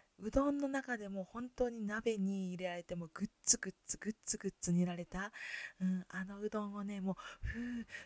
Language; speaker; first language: Japanese; native; Japanese